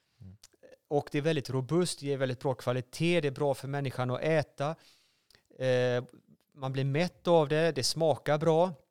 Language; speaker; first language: Swedish; native; Swedish